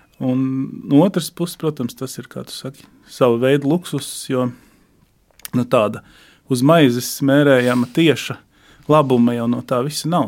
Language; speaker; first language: Latvian; native; Latvian